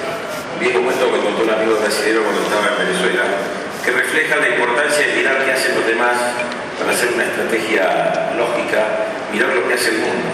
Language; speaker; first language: Spanish; native; Spanish